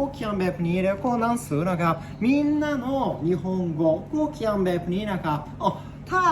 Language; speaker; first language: Thai; non-native, learner; Japanese